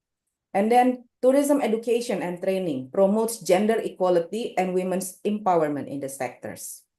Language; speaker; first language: English; non-native, local second language; Indonesian